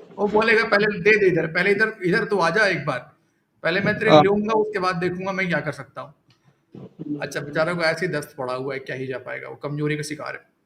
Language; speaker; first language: Hindi; native; Hindi